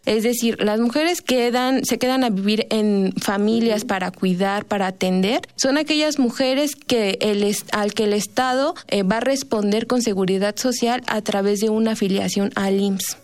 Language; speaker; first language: Spanish; native; Spanish